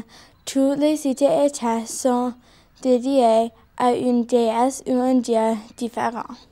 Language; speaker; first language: French; non-native, learner; English